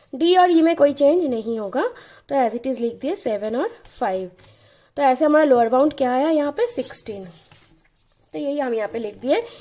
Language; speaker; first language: Hindi; non-native, local second language; Bangla